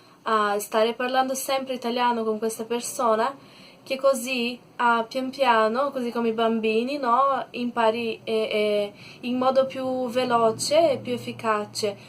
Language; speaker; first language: Italian; non-native, learner; Portuguese